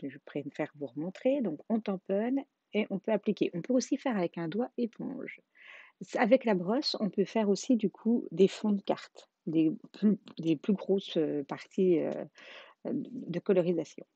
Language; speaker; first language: French; native; French